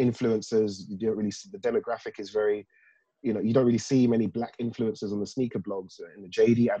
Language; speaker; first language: English; native; English